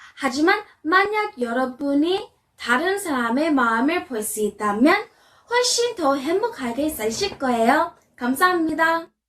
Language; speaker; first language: Korean; non-native, fluent; English